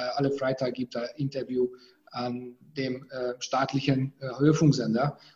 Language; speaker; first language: German; non-native, fluent; Hungarian